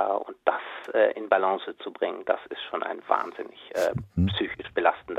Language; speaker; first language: German; native; German